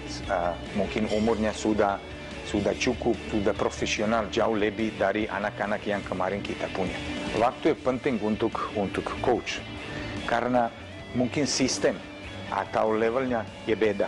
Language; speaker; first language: Indonesian; non-native, fluent; Serbian